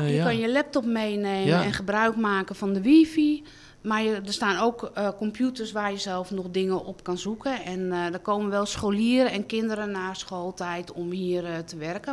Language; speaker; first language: Dutch; native; Dutch